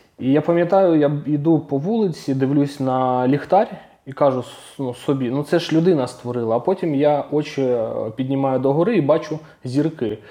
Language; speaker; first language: Ukrainian; non-native, local second language; Russian